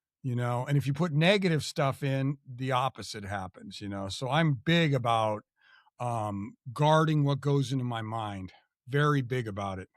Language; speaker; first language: English; native; English